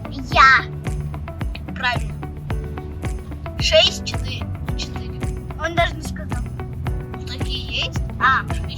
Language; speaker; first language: Russian; non-native, local second language; Kazakh